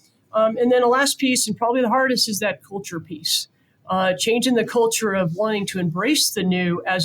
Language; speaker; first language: English; native; English